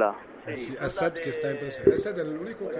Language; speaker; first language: Spanish; non-native, learner; Arabic